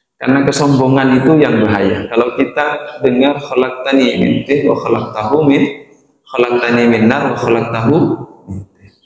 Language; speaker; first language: Indonesian; non-native, local second language; Madurese